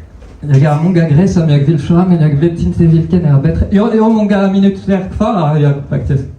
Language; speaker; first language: Swedish; non-native, fluent; French